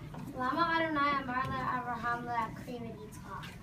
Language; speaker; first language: Hebrew; non-native, learner; English